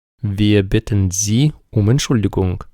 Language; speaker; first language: German; non-native, fluent; Ukrainian